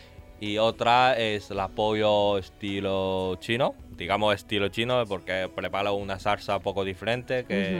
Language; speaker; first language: Spanish; non-native, learner; Chinese